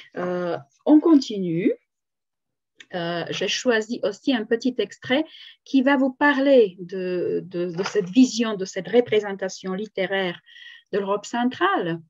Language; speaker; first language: French; non-native, fluent; Slovak